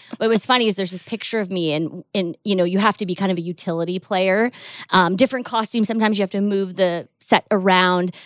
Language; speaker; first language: English; native; English